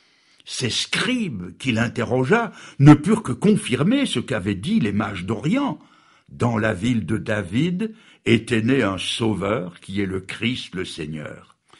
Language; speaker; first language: French; native; French